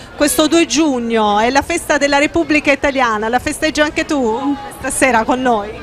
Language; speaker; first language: Italian; native; Italian